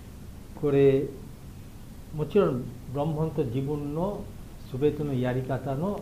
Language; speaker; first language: Japanese; non-native, learner; Bangla